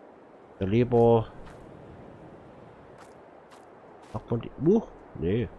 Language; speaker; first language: German; native; German